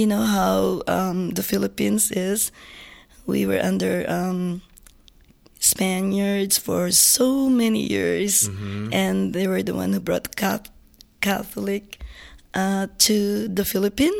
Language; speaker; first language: English; non-native, local second language; Filipino